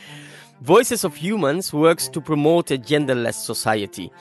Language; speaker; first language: English; non-native, fluent; Spanish